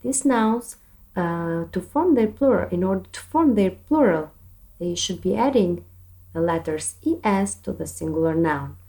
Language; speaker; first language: English; non-native, fluent; Albanian